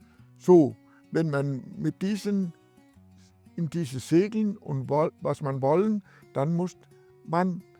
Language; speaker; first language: German; non-native, learner; Danish